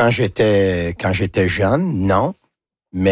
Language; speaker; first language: French; non-native, local second language; Italian